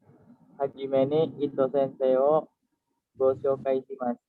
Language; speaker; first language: Japanese; non-native, learner; Indonesian